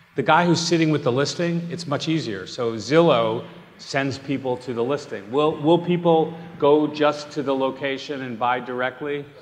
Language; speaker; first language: English; native; English